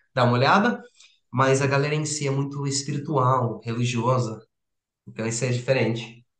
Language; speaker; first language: Portuguese; non-native, fluent; English